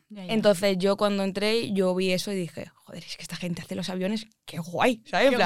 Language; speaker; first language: Spanish; native; Spanish